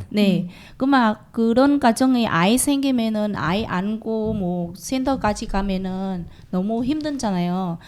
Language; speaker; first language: Korean; non-native, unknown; Vietnamese